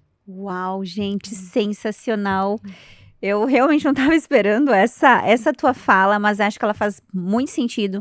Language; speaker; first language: Portuguese; native; Portuguese